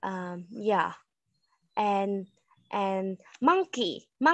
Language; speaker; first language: English; non-native, learner; Vietnamese